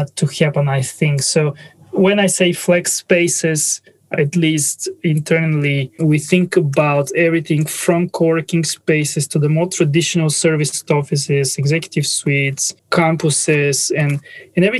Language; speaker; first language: English; non-native, fluent; Bulgarian